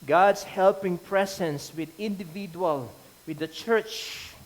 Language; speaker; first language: English; non-native, local second language; Filipino